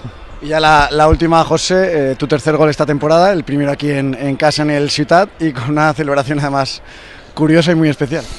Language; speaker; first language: Spanish; native; Spanish